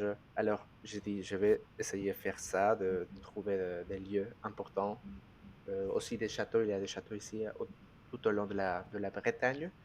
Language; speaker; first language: French; non-native, fluent; Spanish